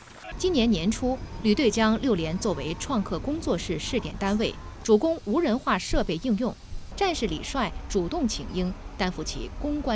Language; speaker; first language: Chinese; native; Chinese